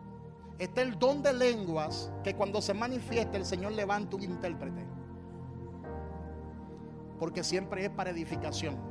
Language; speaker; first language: Spanish; native; Spanish